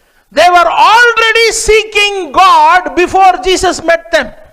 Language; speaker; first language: English; non-native, local second language; Tamil